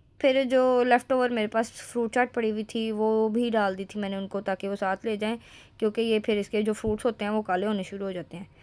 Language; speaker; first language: Urdu; native; Urdu